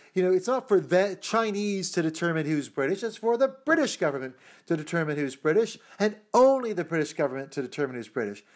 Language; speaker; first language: English; native; English